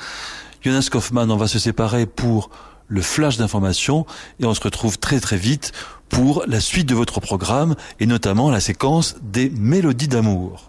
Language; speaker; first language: French; native; French